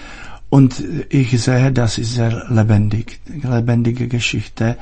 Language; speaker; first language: German; non-native, fluent; Czech